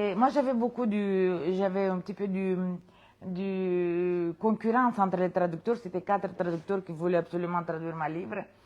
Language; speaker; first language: French; non-native, fluent; Romanian